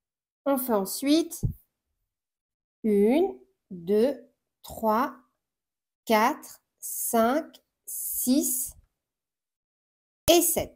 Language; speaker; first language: French; native; French